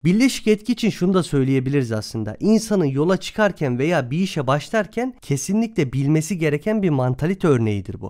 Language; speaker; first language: Turkish; native; Turkish